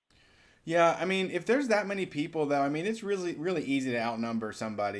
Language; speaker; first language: English; native; English